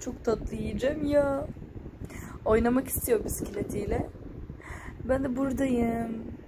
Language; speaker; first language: Turkish; early bilingual, other home language; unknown